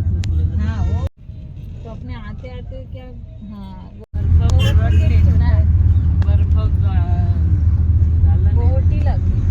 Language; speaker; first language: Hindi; non-native, local second language; Marathi